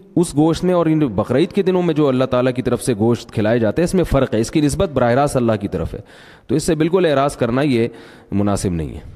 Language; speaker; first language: Urdu; native; Urdu